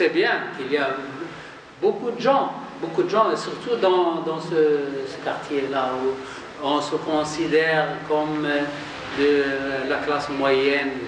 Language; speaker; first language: French; non-native, local second language; Arabic